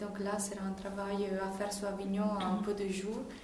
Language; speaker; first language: French; non-native, fluent; Italian